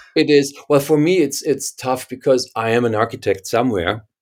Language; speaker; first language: English; non-native, fluent; German